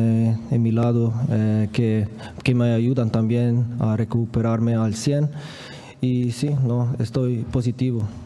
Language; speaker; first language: Spanish; non-native, fluent; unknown